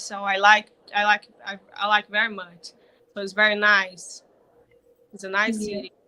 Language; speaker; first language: English; non-native, learner; Portuguese